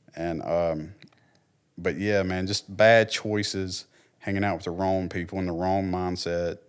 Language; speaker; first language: English; native; English